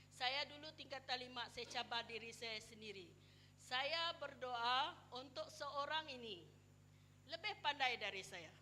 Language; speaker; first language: Malay; non-native, local second language; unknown